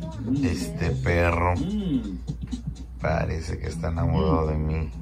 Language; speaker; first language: Spanish; native; Spanish